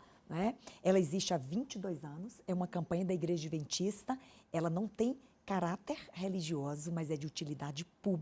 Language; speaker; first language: Portuguese; native; Portuguese